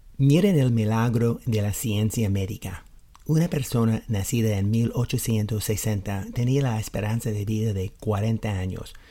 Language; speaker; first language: Spanish; non-native, fluent; English